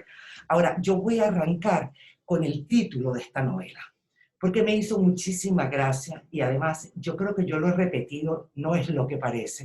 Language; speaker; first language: Spanish; native; Spanish